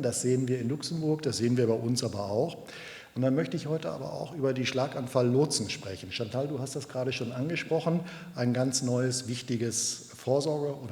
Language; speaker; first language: German; native; German